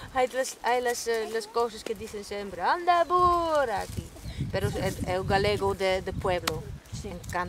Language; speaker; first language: Galician; non-native, learner; Dutch